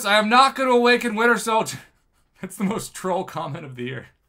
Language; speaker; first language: English; native; English